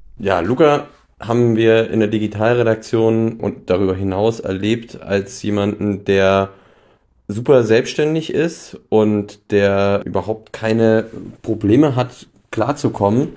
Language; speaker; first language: German; native; German